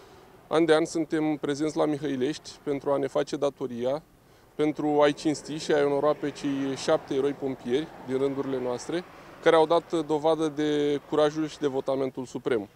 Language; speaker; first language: Romanian; native; Romanian